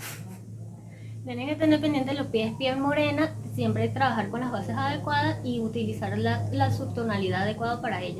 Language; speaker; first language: Spanish; native; Spanish